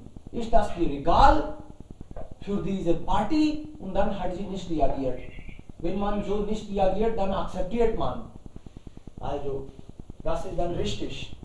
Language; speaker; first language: German; non-native, fluent; Hindi